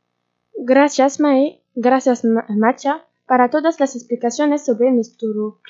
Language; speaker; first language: Spanish; non-native, learner; French